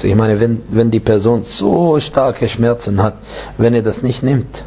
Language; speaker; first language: German; non-native, fluent; Arabic